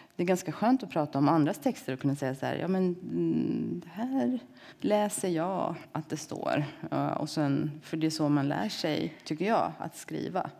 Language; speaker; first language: Swedish; native; Swedish